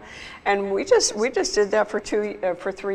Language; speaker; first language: English; native; English